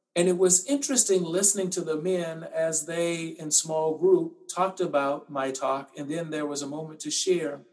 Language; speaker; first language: English; native; English